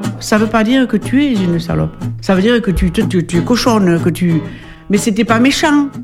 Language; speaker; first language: French; native; French